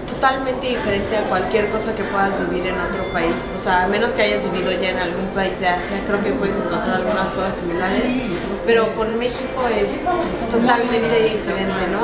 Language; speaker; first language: Spanish; native; Spanish